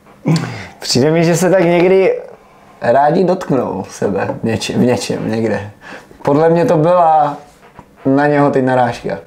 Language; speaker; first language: Czech; native; Czech